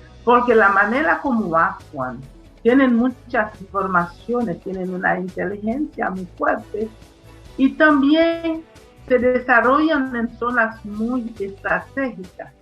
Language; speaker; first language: Spanish; non-native, fluent; Haitian Creole